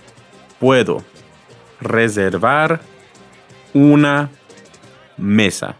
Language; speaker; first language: Spanish; non-native, fluent; English